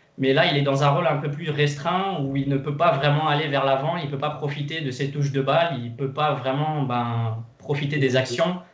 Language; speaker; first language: French; non-native, fluent; Portuguese